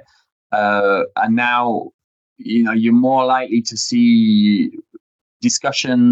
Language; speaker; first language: English; native; English